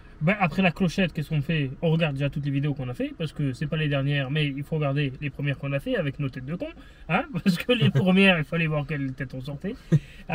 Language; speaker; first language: French; native; French